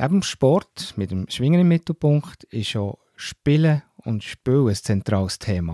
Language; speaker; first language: German; native; German